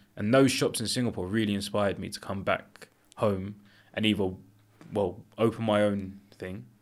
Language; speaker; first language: English; early bilingual, other home language; Greek